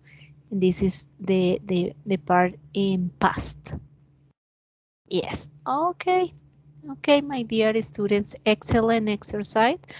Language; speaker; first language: English; non-native, learner; Spanish